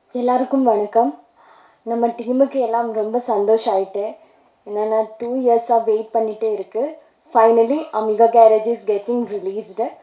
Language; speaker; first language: Tamil; non-native, learner; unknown